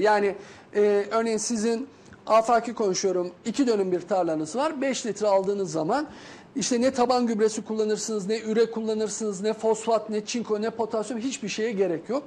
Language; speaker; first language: Turkish; native; Turkish